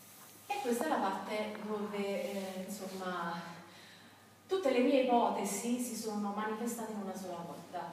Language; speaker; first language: Italian; native; Italian